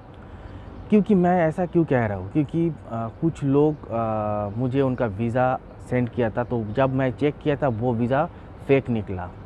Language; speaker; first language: Hindi; non-native, local second language; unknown